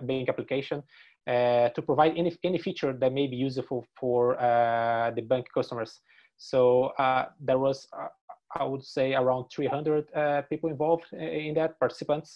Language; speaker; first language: English; non-native, fluent; Portuguese